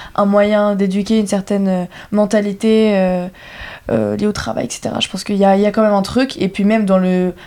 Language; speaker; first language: French; native; French